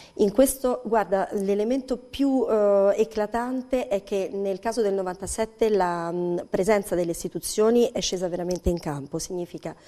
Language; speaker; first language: Italian; native; Italian